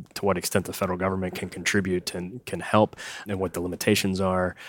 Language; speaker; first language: English; native; English